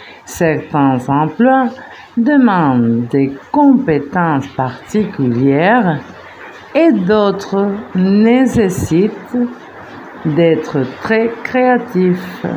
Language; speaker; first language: French; non-native, fluent; Spanish